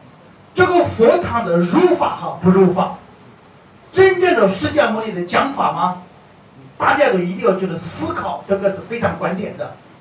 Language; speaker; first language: Chinese; non-native, fluent; Tibetan